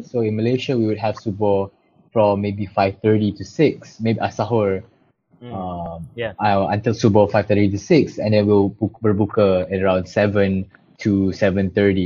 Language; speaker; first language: English; non-native, local second language; Malay